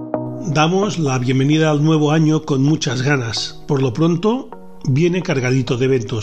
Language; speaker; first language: Spanish; native; Spanish